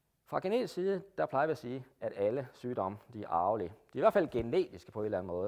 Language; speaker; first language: Danish; native; Danish